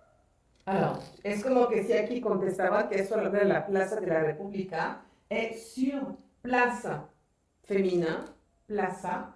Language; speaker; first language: Spanish; non-native, fluent; French